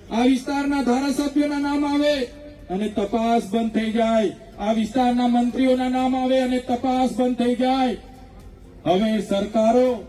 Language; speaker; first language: Gujarati; non-native, local second language; Vasavi